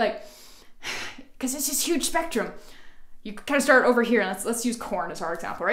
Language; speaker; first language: English; native; English